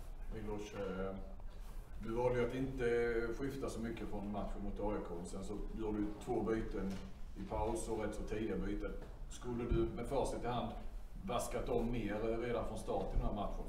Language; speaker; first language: Swedish; native; Swedish